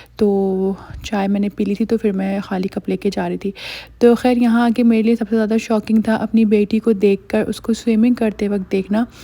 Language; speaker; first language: Urdu; native; Urdu